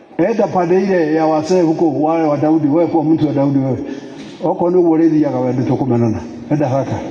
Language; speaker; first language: Swahili; non-native, local second language; Kikuyu